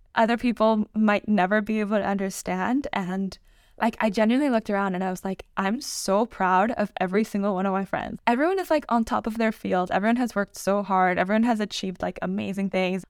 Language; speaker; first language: English; non-native, fluent; Spanish